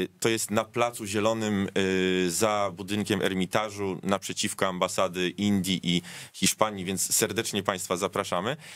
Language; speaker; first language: Polish; native; Polish